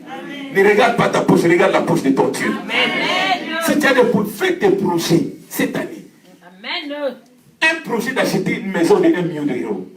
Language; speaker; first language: French; non-native, local second language; Lingala